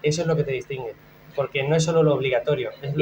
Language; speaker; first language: Spanish; native; Spanish